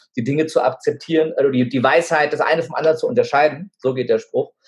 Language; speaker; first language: German; native; German